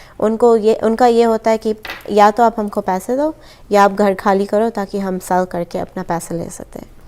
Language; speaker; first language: Hindi; early bilingual, heritage; Hindi